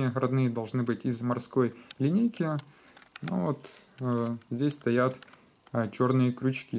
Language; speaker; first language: Russian; native; Russian